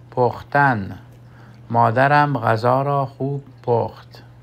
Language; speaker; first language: Persian; non-native, fluent; Urdu